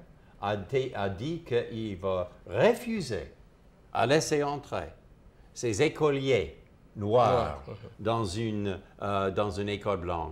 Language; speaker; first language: French; non-native, fluent; English